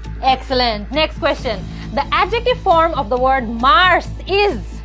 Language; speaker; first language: English; non-native, local second language; Bangla